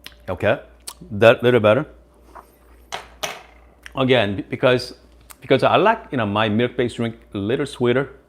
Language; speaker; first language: English; non-native, fluent; Korean